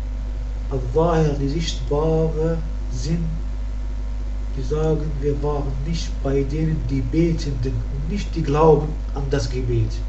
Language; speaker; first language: German; non-native, fluent; Arabic